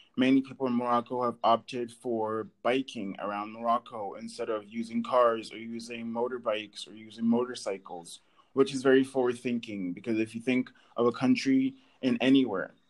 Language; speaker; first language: English; native; English